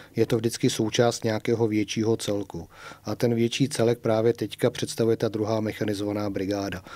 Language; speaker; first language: Czech; native; Czech